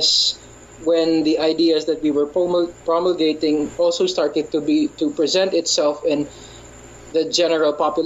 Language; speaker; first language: English; non-native, local second language; Hiligaynon